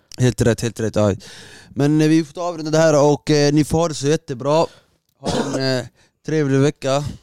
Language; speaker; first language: Swedish; early bilingual, other home language; Somali